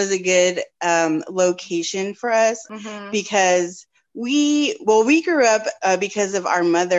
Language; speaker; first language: English; native; English